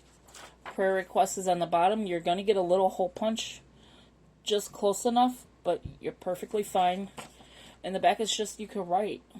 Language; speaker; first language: English; native; English